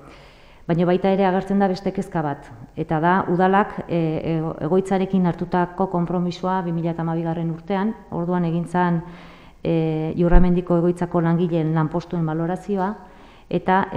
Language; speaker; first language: Basque; native; Basque